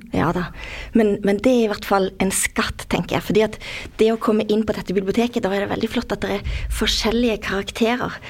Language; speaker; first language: Norwegian; native; Norwegian